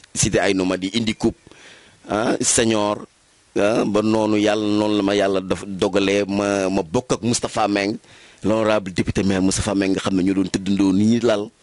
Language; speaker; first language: Wolof; native; Wolof